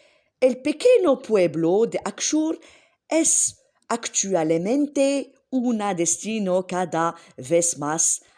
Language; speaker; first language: Spanish; non-native, learner; Arabic